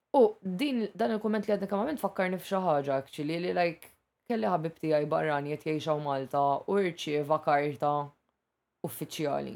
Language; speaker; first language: Maltese; native; Maltese